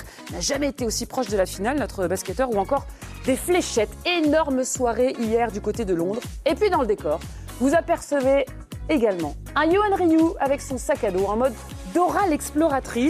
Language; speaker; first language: French; native; French